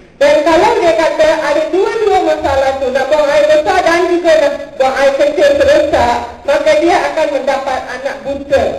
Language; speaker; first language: Malay; non-native, local second language; Tamil